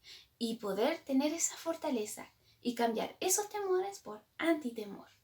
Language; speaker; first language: Spanish; native; Spanish